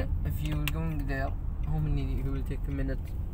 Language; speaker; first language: English; non-native, learner; Arabic